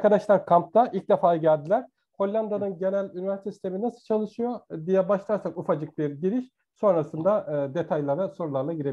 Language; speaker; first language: Turkish; native; Turkish